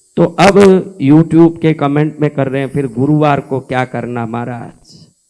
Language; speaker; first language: Hindi; native; Hindi